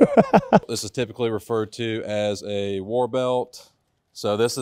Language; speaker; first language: English; native; English